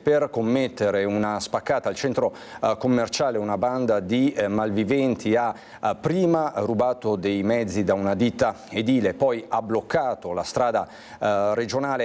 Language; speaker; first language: Italian; native; Italian